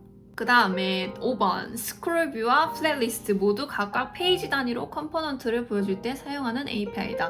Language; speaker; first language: Korean; native; Korean